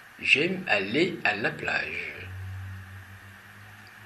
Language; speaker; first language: French; non-native, fluent; Portuguese